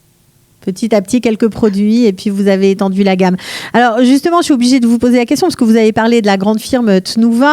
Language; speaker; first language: French; native; French